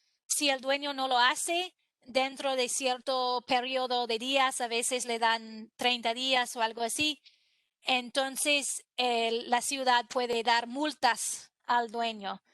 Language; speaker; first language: Spanish; non-native, fluent; English